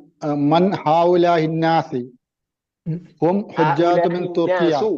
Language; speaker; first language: Arabic; non-native, learner; Malayalam